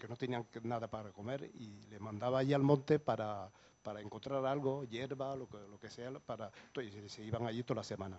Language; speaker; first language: Spanish; early bilingual, heritage; Spanish